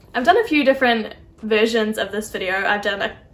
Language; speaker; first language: English; native; English